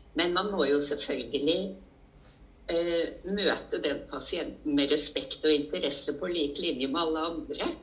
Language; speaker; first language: Norwegian; native; Norwegian